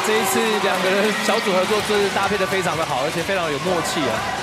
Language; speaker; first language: Chinese; native; Chinese